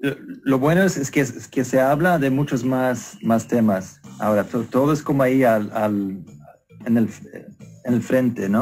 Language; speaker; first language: Spanish; non-native, fluent; Swedish